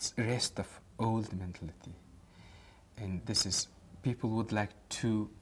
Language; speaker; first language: English; non-native, fluent; Mongolian